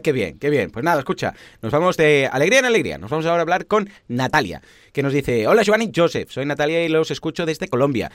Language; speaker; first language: Spanish; native; Spanish